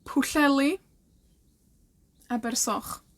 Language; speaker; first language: Welsh; native; Welsh